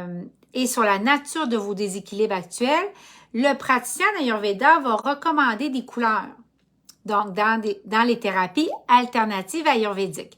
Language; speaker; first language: French; native; French